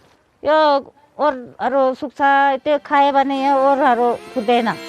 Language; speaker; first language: Nepali; non-native, local second language; Sherpa